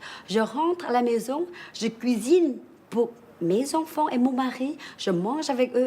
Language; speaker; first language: French; early bilingual, other home language; Vietnamese